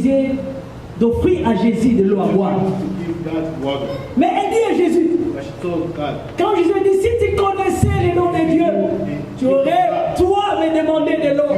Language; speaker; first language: French; non-native, local second language; Lingala